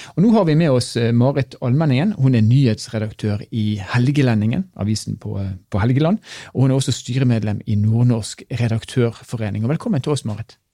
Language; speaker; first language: Norwegian; native; Norwegian